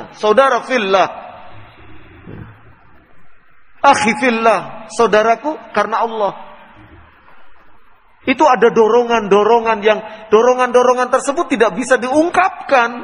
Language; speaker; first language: Indonesian; native; Indonesian